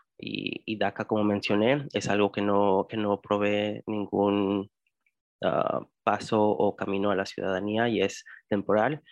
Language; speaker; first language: Spanish; early bilingual, heritage; Spanish